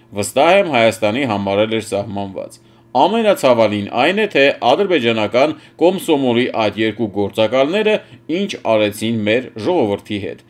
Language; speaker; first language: Armenian; native; Armenian